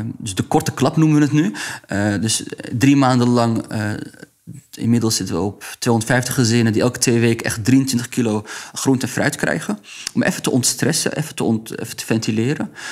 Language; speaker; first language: Dutch; early bilingual, other home language; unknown